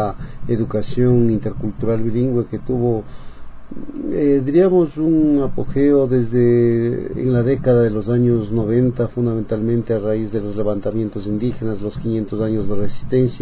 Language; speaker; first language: Spanish; native; Spanish